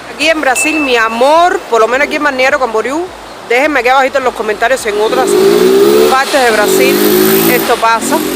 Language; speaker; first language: Spanish; native; Spanish